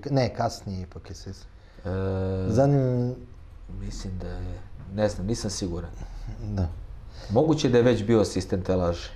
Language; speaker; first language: Serbian; native; Serbian